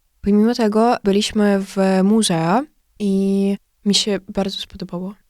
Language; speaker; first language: Polish; non-native, learner; Ukrainian